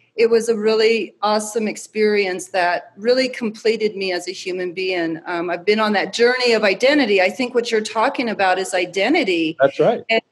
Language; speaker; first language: English; native; English